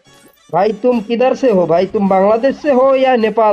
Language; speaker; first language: Hindi; non-native, fluent; Bangla